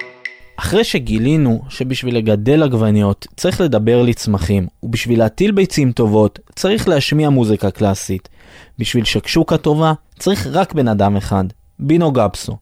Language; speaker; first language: Hebrew; native; Hebrew